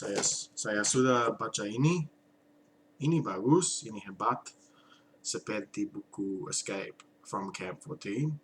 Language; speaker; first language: Indonesian; non-native, learner; English